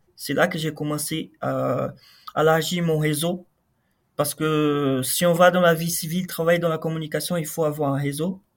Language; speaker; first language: French; non-native, fluent; Portuguese